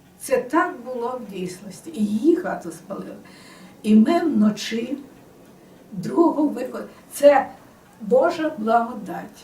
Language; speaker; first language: Ukrainian; native; Ukrainian